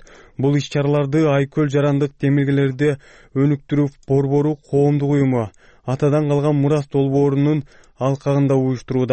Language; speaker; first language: Kyrgyz; native; Kyrgyz